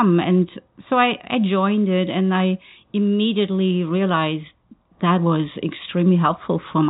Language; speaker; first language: English; non-native, fluent; German